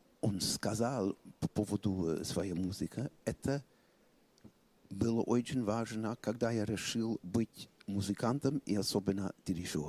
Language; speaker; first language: Russian; non-native, fluent; English